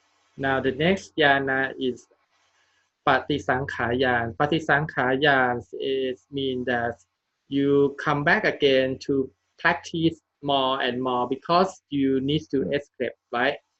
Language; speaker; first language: English; non-native, learner; Thai